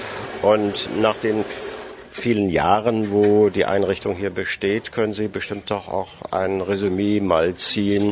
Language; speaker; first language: German; native; German